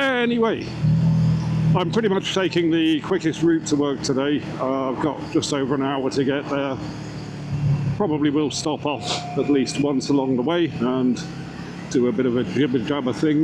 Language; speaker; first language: English; native; English